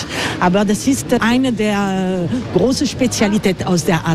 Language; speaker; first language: German; non-native, learner; French